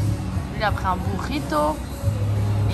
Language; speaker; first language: French; native; French